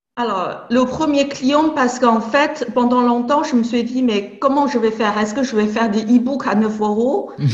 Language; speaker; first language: French; non-native, fluent; Chinese